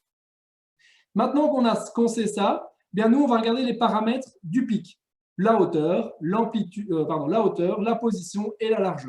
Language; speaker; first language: French; native; French